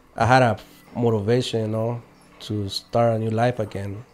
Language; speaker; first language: English; native; English